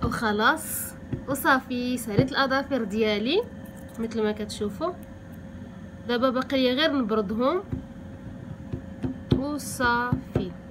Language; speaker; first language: Arabic; native; Arabic